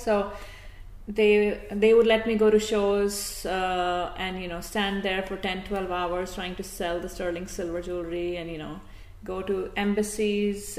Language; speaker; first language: English; non-native, local second language; Hindi